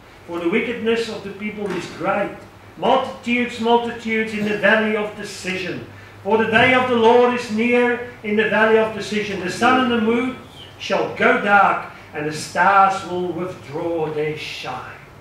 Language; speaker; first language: English; non-native, local second language; Afrikaans